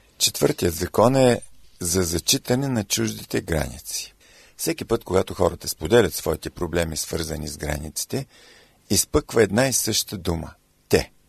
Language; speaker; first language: Bulgarian; native; Bulgarian